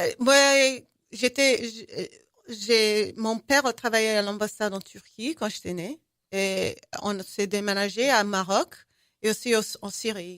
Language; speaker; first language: French; non-native, fluent; English